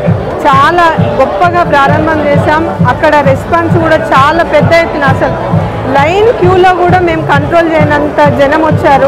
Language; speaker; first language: Telugu; native; Telugu